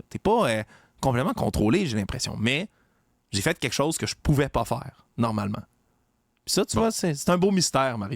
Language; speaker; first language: French; native; French